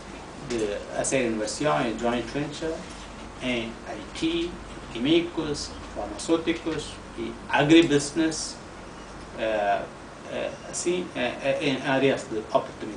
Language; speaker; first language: Spanish; non-native, learner; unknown